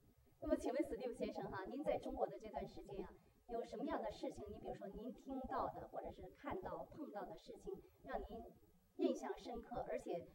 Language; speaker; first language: Chinese; native; Chinese